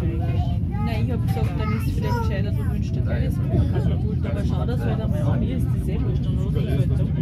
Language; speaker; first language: German; native; German